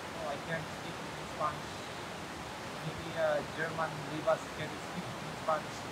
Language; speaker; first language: English; non-native, local second language; Filipino